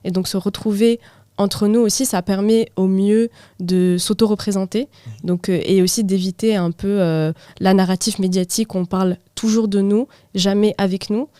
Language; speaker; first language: French; non-native, local second language; Arabic